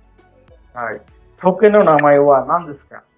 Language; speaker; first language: Japanese; non-native, fluent; Bangla